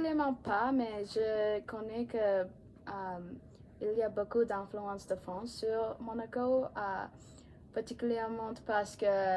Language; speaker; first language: French; non-native, learner; English